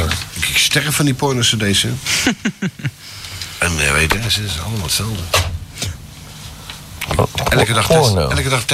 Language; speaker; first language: Dutch; native; Dutch